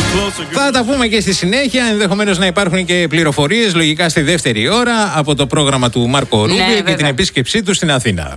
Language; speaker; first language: Greek; native; Greek